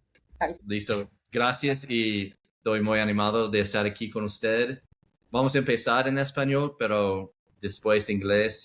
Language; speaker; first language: Spanish; non-native, learner; English